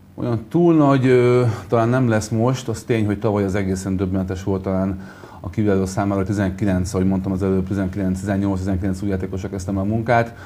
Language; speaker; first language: Hungarian; native; Hungarian